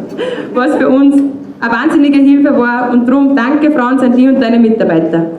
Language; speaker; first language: German; native; German